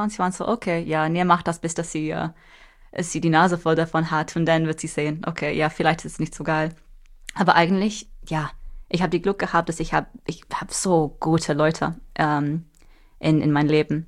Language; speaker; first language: German; non-native, fluent; English